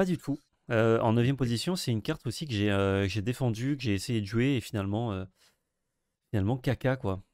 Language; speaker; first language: French; native; French